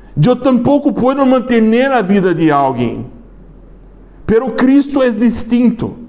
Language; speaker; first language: Spanish; non-native, learner; Portuguese